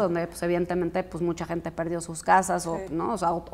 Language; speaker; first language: Spanish; native; Spanish